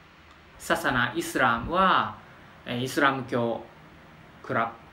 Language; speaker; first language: Thai; non-native, fluent; Japanese